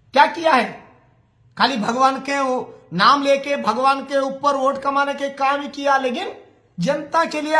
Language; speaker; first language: Hindi; non-native, local second language; Telugu